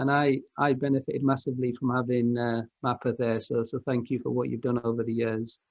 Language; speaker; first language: English; native; English